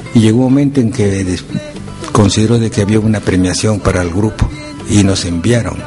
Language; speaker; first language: Spanish; native; Spanish